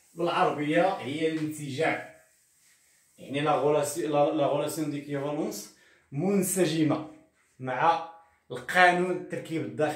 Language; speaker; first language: French; non-native, local second language; Arabic